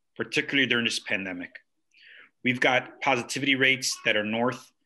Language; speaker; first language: English; early bilingual, other home language; Spanish